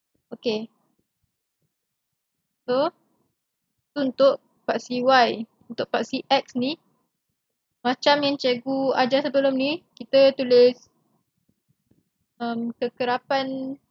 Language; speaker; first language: Malay; native; Malay